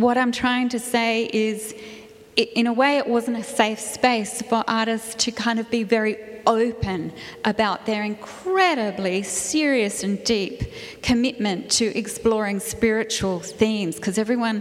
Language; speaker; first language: English; native; English